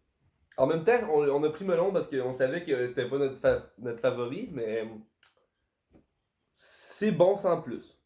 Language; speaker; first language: French; native; French